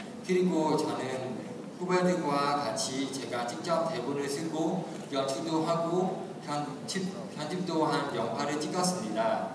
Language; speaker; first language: Korean; non-native, learner; Khmer